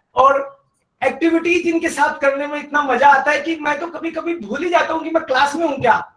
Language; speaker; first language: Hindi; native; Hindi